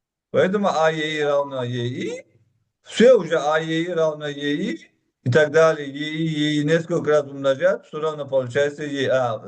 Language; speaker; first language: Russian; non-native, local second language; Uzbek